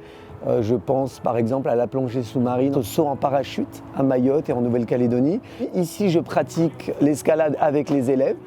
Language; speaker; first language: French; early bilingual, other home language; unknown